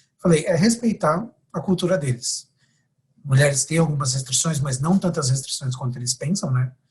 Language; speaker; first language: Portuguese; native; Portuguese